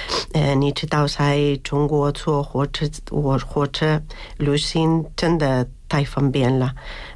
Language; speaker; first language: Chinese; non-native, fluent; Spanish